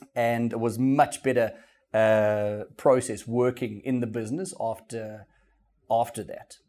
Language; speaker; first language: English; native; English